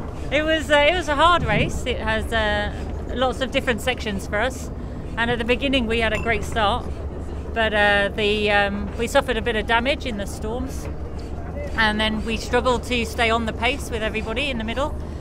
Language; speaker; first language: English; native; English